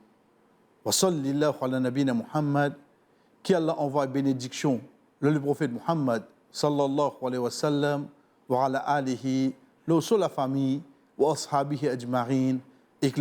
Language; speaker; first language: French; non-native, local second language; Morisyen